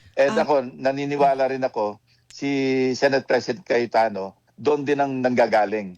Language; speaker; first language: Filipino; native; Filipino